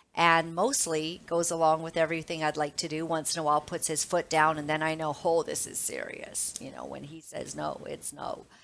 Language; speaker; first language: English; native; English